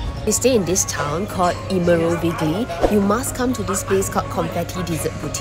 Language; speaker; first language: English; non-native, local second language; Chinese